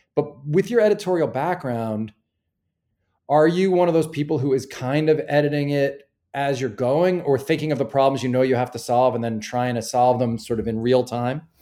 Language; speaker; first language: English; native; English